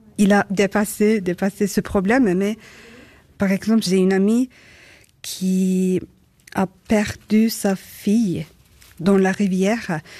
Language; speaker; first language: French; non-native, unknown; Turkish